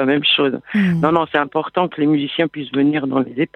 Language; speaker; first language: French; native; French